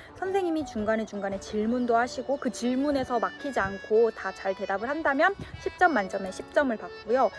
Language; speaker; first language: Korean; early bilingual, heritage; Korean